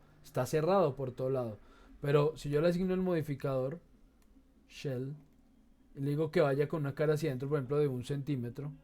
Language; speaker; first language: Spanish; native; Spanish